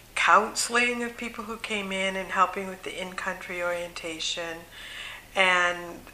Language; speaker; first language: English; native; English